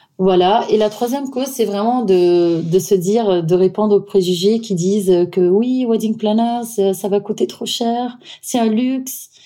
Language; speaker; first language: French; non-native, fluent; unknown